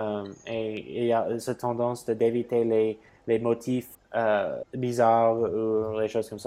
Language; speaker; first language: French; non-native, fluent; English